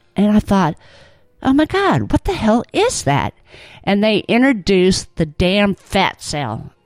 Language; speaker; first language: English; native; English